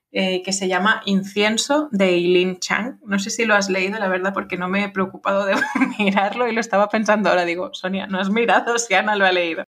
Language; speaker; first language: Spanish; non-native, fluent; French